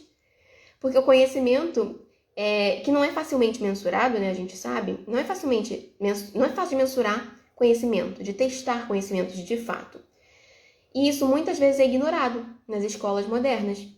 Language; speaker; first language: Portuguese; native; Portuguese